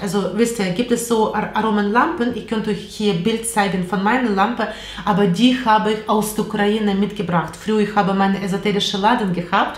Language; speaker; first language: German; non-native, learner; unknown